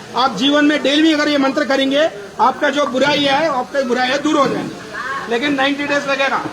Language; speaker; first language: Hindi; non-native, local second language; Telugu